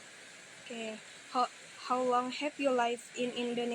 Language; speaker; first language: English; non-native, learner; Indonesian